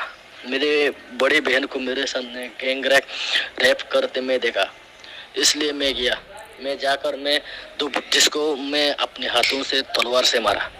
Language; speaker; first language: Hindi; non-native, learner; Rohingya